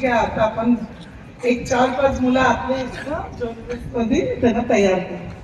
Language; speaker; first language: Marathi; non-native, fluent; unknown